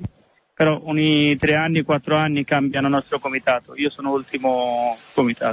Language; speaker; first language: Italian; non-native, learner; Bangla